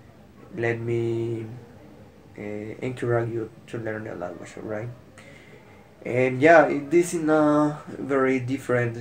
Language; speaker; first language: English; non-native, learner; Spanish